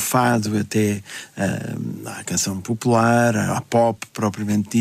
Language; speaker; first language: Portuguese; native; Portuguese